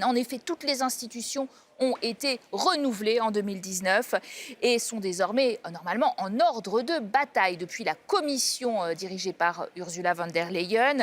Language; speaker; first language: French; native; French